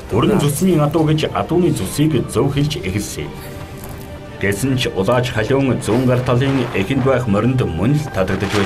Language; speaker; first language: Mongolian; native; Mongolian